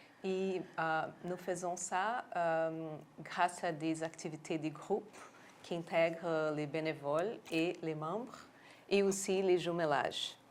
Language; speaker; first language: French; non-native, local second language; English